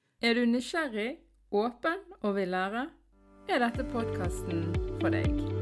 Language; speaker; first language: Norwegian; early bilingual, other home language; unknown